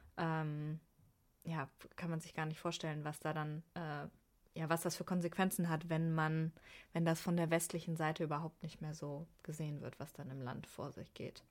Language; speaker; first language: German; early bilingual, other home language; Persian